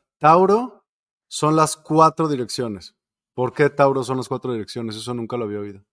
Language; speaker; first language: Spanish; native; Spanish